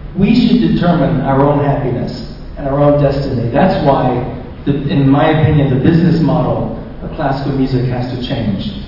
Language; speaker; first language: English; native; English